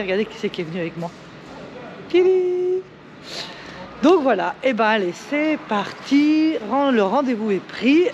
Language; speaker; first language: French; native; French